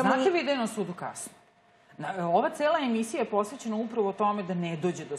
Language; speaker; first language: Serbian; native; Serbian